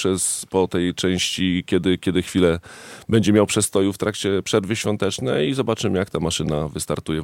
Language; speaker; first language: Polish; native; Polish